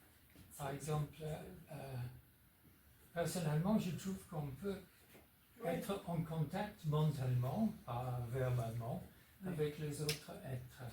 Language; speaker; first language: French; non-native, fluent; English